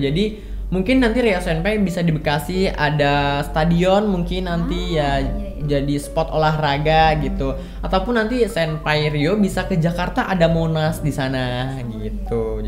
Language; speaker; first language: Indonesian; native; Indonesian